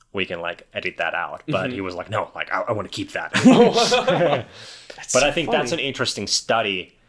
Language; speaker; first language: English; non-native, fluent; Finnish